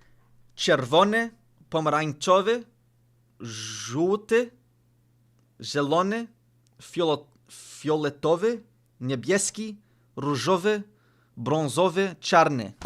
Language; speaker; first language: Polish; non-native, learner; English